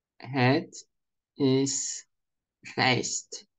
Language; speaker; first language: Dutch; non-native, learner; Russian